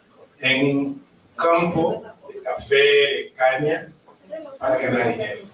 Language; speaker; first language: Spanish; non-native, learner; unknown